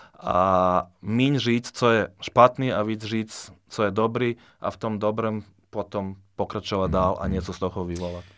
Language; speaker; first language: Czech; non-native, fluent; Serbian